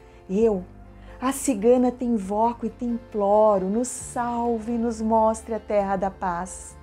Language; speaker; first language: Portuguese; native; Portuguese